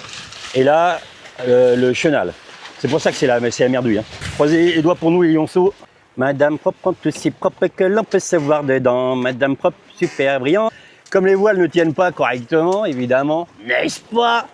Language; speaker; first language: French; native; French